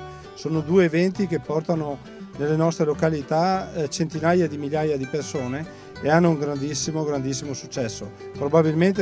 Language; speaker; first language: Italian; native; Italian